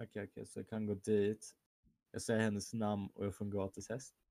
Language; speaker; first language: Swedish; non-native, fluent; German